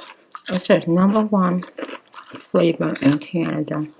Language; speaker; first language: English; native; English